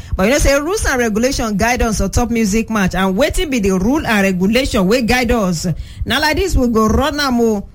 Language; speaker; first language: Nigerian Pidgin; non-native, local second language; Yoruba